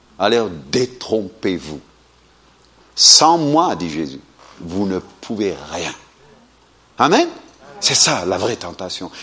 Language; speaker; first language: French; non-native, fluent; Amharic